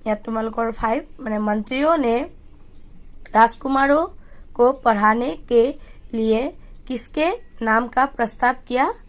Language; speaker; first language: Hindi; non-native, local second language; Assamese